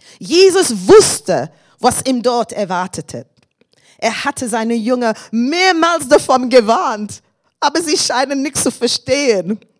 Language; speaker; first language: German; non-native, fluent; English